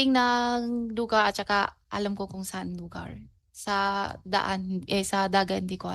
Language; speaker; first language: Filipino; non-native, learner; Chinese